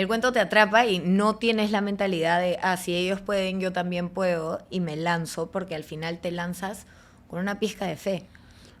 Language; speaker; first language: Spanish; native; Spanish